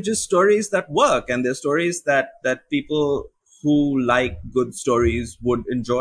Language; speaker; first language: English; non-native, local second language; Bangla